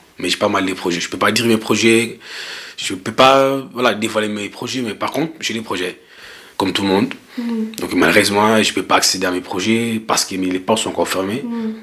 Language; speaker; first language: French; non-native, local second language; Lingala